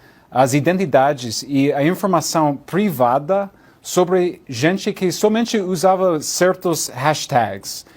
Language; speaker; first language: Portuguese; non-native, learner; English